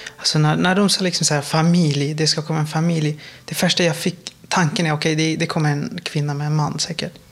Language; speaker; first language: Swedish; non-native, fluent; Persian